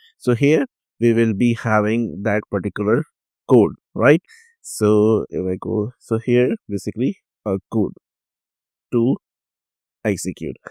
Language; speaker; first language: English; non-native, local second language; Urdu